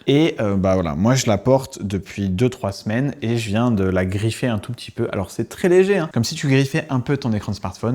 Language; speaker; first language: French; native; French